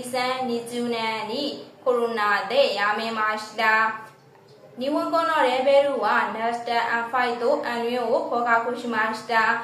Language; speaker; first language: Japanese; non-native, learner; Burmese